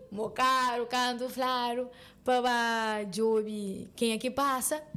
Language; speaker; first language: Portuguese; non-native, local second language; Kabuverdianu